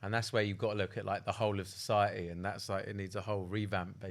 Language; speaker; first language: English; native; English